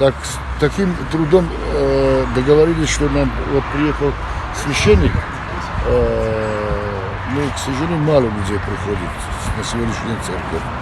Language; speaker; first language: Russian; non-native, fluent; Armenian